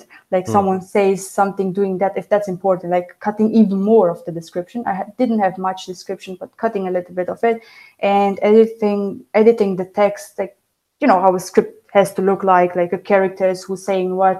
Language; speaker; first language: English; non-native, fluent; Romanian